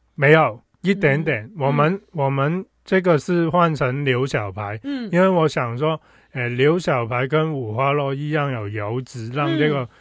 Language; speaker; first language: Chinese; non-native, local second language; Cantonese